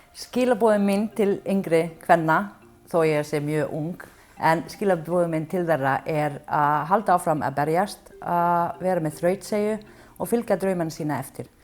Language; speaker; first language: Icelandic; non-native, fluent; Arabic